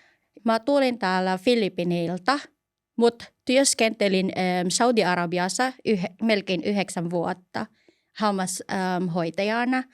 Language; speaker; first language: Finnish; non-native, learner; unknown